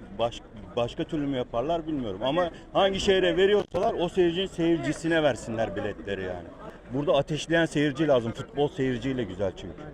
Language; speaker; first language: Turkish; native; Turkish